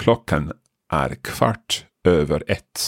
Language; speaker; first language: Swedish; non-native, learner; English